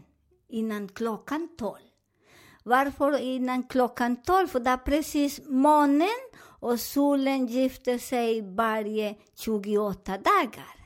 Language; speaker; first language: Swedish; non-native, learner; Spanish